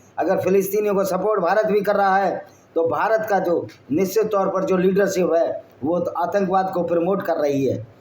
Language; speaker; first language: Hindi; native; Hindi